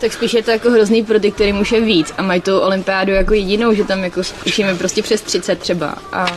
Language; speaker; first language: Czech; native; Czech